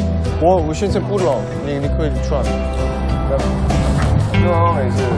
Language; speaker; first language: Chinese; non-native, learner; Korean